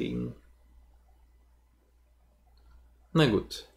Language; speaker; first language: German; native; German